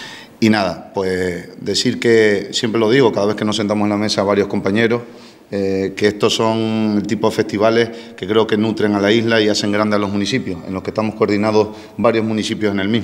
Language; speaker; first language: Spanish; native; Spanish